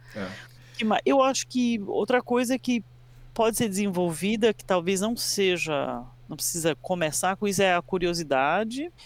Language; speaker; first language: Portuguese; early bilingual, other home language; English